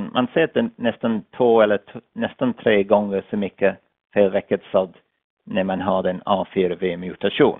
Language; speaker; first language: Swedish; non-native, fluent; English